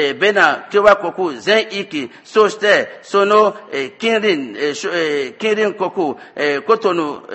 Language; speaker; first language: Japanese; non-native, fluent; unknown